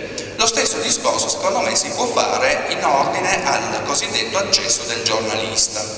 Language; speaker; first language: Italian; native; Italian